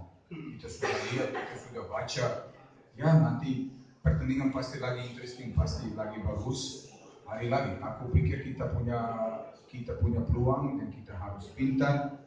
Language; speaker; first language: Indonesian; non-native, fluent; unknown